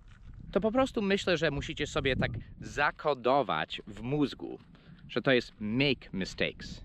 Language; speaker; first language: Polish; non-native, fluent; English